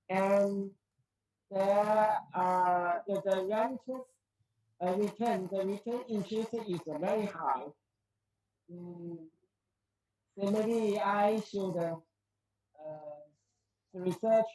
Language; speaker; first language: English; non-native, learner; Chinese